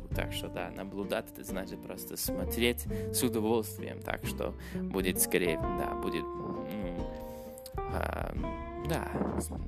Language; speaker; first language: Russian; non-native, fluent; English